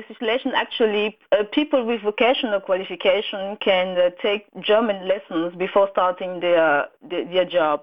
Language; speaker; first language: English; non-native, local second language; French